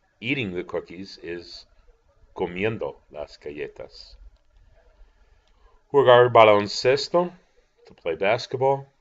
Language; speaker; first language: Spanish; non-native, fluent; English